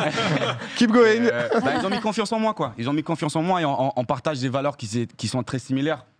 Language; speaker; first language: French; early bilingual, heritage; English